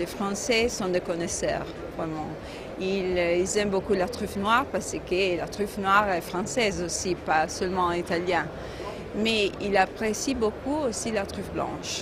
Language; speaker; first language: French; non-native, fluent; Italian